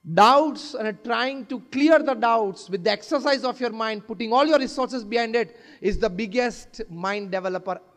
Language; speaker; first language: English; non-native, local second language; Gujarati